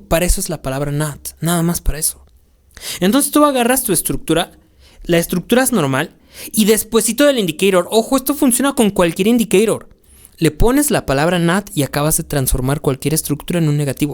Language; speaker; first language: Spanish; native; Spanish